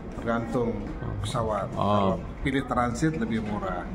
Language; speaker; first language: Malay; non-native, local second language; Sasak